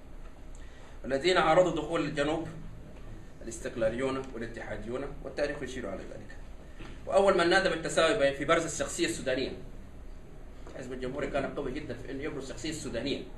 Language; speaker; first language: Arabic; non-native, local second language; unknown